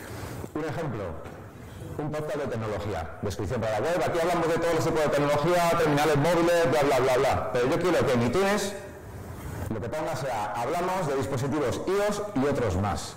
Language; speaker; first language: Spanish; native; Spanish